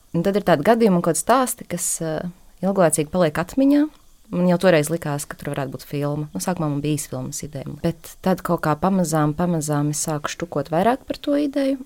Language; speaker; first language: Latvian; native; Latvian